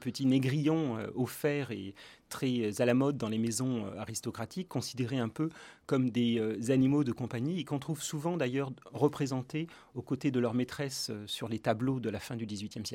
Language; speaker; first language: French; native; French